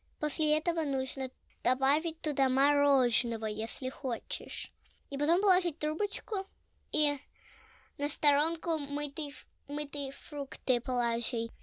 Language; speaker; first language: Russian; early bilingual, heritage; Russian